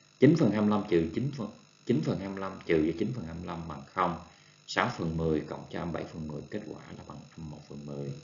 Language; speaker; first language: Vietnamese; native; Vietnamese